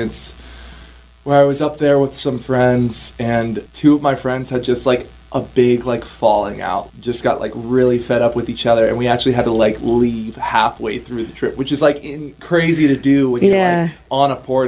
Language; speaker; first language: English; native; English